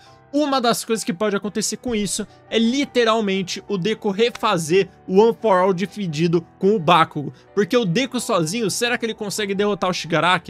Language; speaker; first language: Portuguese; native; Portuguese